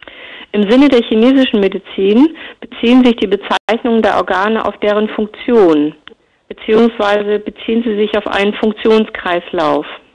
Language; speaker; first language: German; native; German